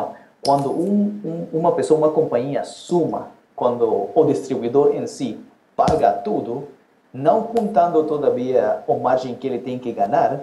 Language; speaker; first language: Portuguese; non-native, fluent; Spanish